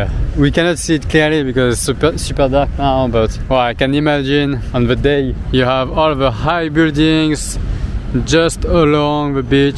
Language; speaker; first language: English; non-native, fluent; French